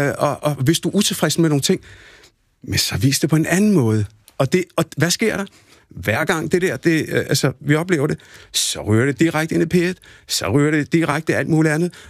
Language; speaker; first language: Danish; early bilingual, other home language; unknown